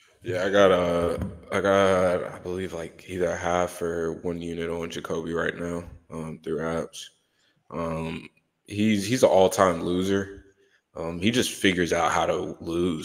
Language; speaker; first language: English; native; English